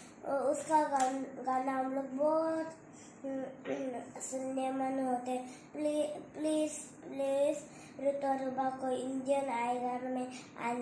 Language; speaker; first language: Hindi; non-native, local second language; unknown